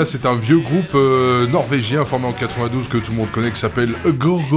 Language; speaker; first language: French; native; French